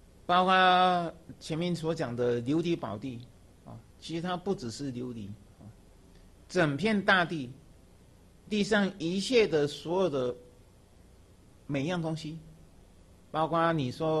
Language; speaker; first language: Chinese; native; Chinese